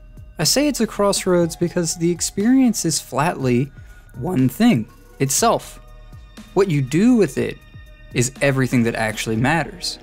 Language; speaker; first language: English; native; English